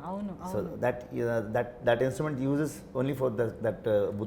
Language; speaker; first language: Telugu; non-native, learner; Kannada